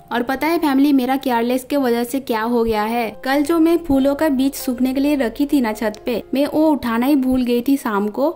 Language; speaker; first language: Hindi; non-native, local second language; Bangla